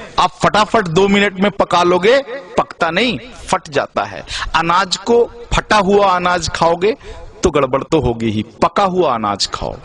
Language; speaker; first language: Hindi; native; Hindi